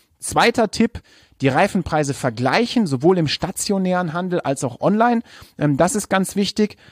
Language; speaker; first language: German; native; German